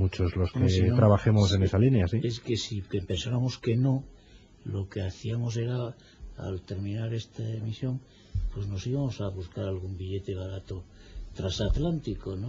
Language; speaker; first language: Spanish; native; Spanish